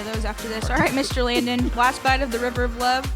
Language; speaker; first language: English; native; English